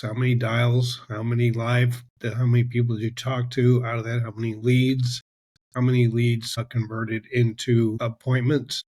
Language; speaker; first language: English; native; English